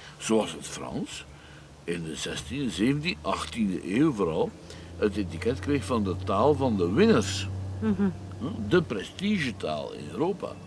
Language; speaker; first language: Dutch; native; Dutch